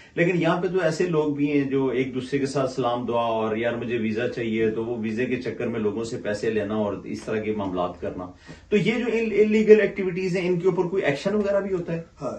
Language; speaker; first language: Hindi; native; Hindi